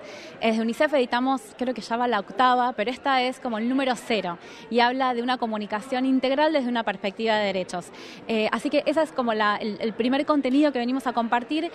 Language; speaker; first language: Spanish; native; Spanish